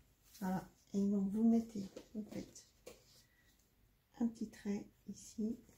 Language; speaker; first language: French; native; French